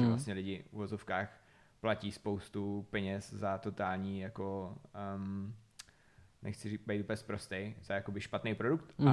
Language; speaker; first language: Czech; native; Czech